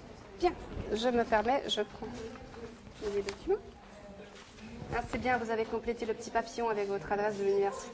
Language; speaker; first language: French; native; French